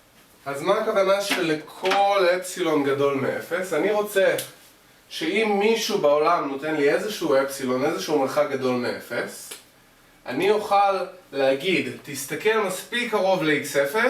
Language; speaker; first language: Hebrew; native; Hebrew